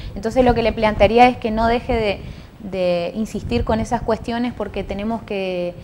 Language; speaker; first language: Spanish; native; Spanish